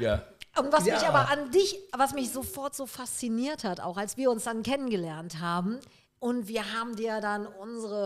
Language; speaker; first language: German; native; German